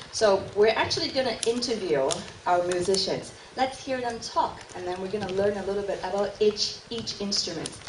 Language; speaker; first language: English; non-native, local second language; Cantonese